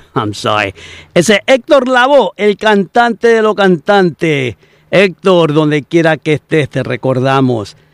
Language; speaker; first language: Spanish; native; Spanish